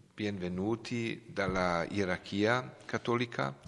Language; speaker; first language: Italian; non-native, learner; Serbian